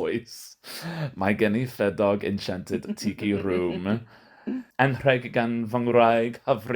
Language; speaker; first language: Welsh; non-native, learner; English